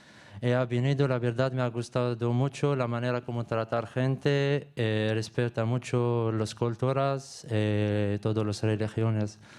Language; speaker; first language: Spanish; non-native, learner; Arabic